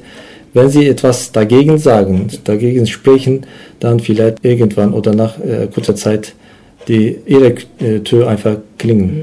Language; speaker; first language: German; non-native, learner; Turkish